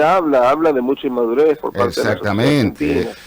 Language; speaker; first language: Spanish; native; Spanish